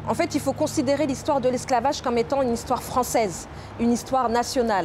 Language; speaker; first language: French; native; French